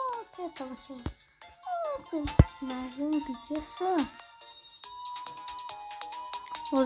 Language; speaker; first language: Russian; non-native, learner; Azerbaijani